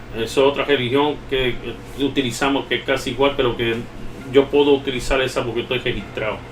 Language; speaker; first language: Spanish; early bilingual, heritage; Spanish